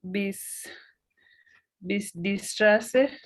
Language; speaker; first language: German; non-native, learner; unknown